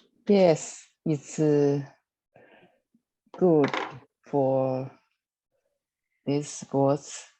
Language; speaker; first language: English; non-native, learner; Chinese